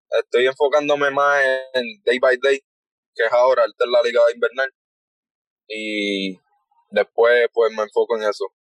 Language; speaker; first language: Spanish; native; Spanish